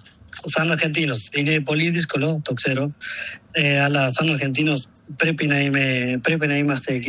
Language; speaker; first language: Greek; non-native, learner; Spanish